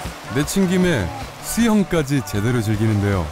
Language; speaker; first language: Korean; native; Korean